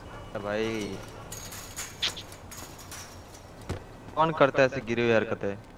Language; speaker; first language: Hindi; native; Hindi